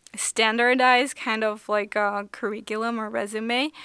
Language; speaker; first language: English; non-native, fluent; Portuguese